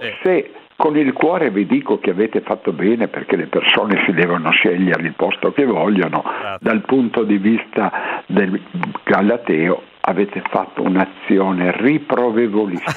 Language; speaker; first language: Italian; native; Italian